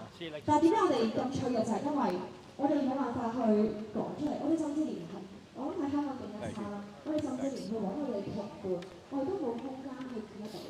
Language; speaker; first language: Cantonese; native; Cantonese